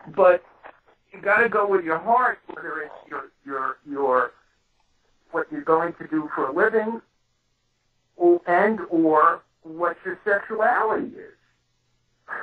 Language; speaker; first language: English; native; English